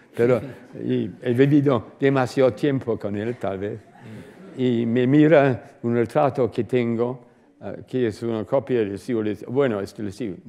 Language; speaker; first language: Spanish; non-native, fluent; English